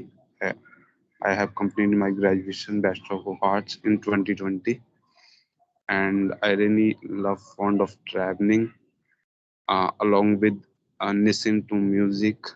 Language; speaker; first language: English; non-native, learner; Hindi